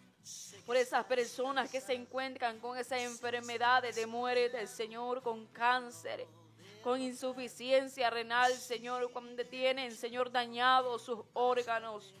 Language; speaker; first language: Spanish; native; Spanish